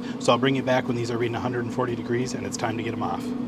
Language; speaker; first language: English; native; English